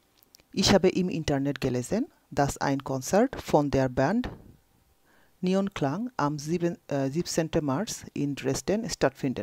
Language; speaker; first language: German; non-native, local second language; Bangla